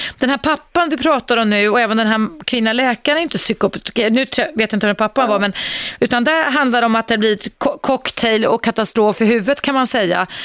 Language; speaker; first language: Swedish; native; Swedish